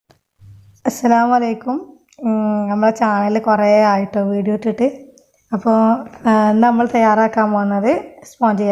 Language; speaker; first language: Malayalam; native; Malayalam